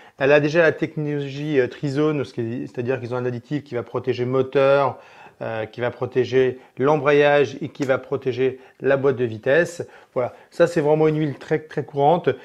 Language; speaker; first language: French; native; French